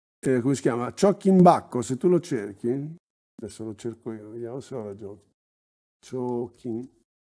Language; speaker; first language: Italian; native; Italian